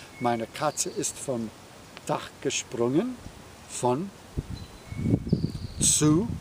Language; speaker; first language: German; non-native, fluent; English